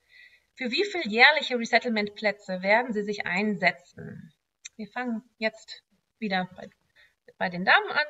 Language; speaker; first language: German; native; German